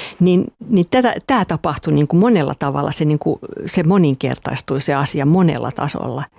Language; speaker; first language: Finnish; non-native, local second language; Swedish